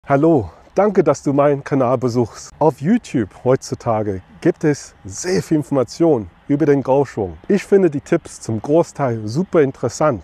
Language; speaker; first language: German; non-native, fluent; English